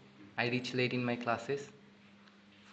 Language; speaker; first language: English; non-native, learner; Bangla